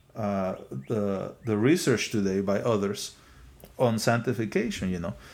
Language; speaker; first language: English; non-native, fluent; Spanish